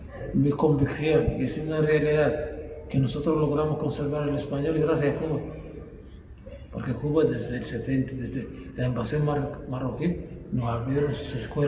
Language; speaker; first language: Spanish; non-native, local second language; Arabic